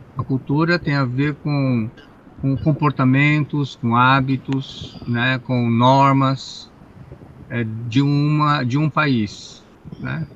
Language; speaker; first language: Portuguese; native; Portuguese